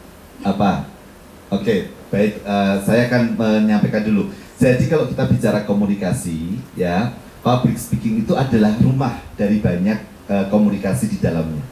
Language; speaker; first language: Indonesian; native; Indonesian